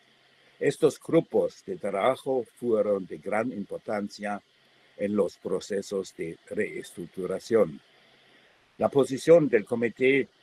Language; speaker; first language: Spanish; non-native, fluent; German